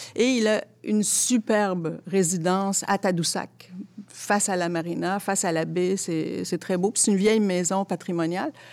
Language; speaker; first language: French; early bilingual, other home language; Arabic